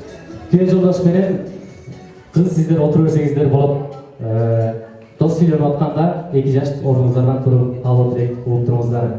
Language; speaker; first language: Kyrgyz; native; Kyrgyz